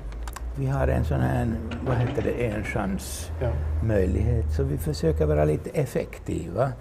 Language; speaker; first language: Swedish; non-native, local second language; Finnish